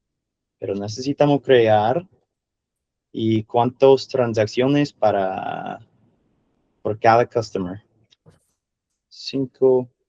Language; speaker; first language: Spanish; non-native, learner; English